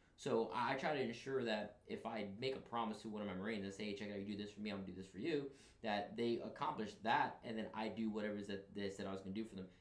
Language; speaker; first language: English; native; English